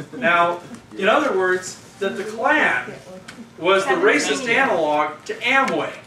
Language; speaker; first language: English; native; English